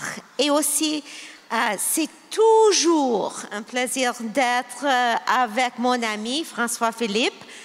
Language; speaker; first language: French; non-native, local second language; English